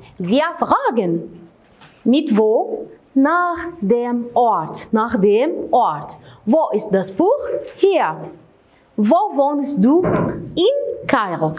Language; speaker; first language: German; non-native, fluent; Arabic